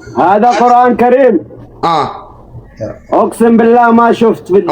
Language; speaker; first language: Arabic; non-native, learner; Oromo